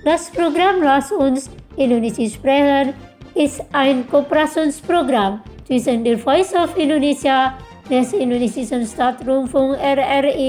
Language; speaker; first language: German; non-native, fluent; Indonesian